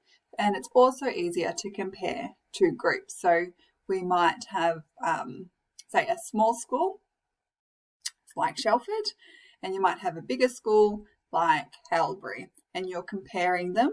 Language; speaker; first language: English; native; English